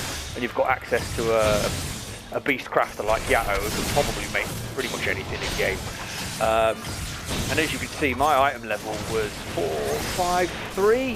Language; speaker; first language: English; native; English